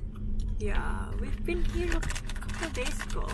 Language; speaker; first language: English; non-native, fluent; Indonesian